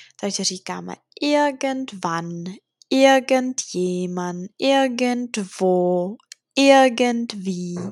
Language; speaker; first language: German; non-native, fluent; Czech